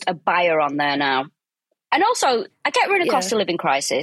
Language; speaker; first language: English; native; English